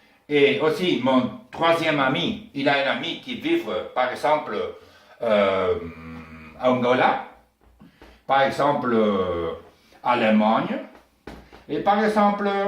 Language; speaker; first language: French; non-native, learner; Spanish